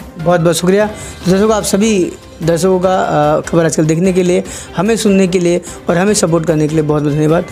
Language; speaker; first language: Hindi; native; Hindi